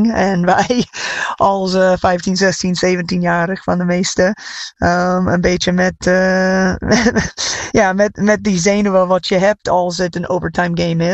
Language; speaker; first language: Dutch; non-native, fluent; English